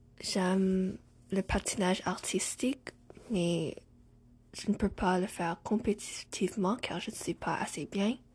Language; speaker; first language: French; non-native, learner; English